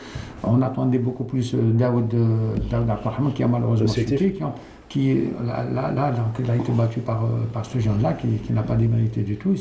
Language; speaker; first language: French; non-native, local second language; Arabic